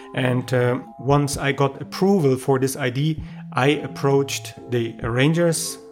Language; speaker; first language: English; non-native, fluent; German